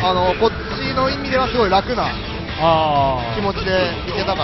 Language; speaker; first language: Japanese; native; Japanese